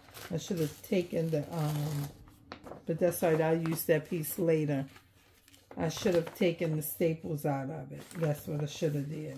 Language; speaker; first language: English; native; English